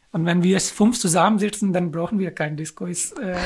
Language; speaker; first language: German; non-native, learner; Urdu